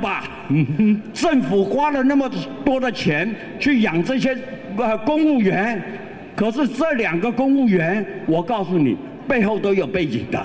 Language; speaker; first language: Chinese; native; Chinese